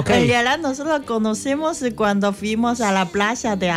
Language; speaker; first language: Spanish; non-native, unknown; Chinese